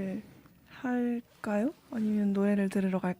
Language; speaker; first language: Korean; native; Korean